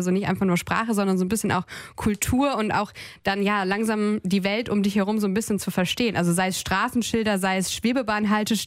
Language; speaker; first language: German; native; German